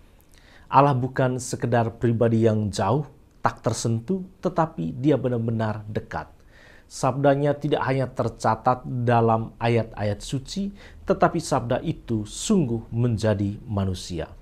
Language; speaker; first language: Indonesian; native; Indonesian